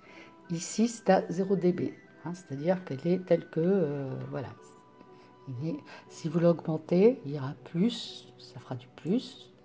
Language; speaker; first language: French; native; French